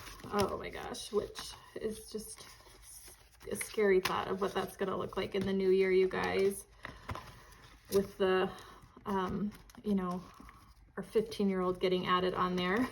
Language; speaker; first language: English; native; English